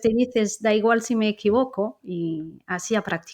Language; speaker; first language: Spanish; non-native, fluent; French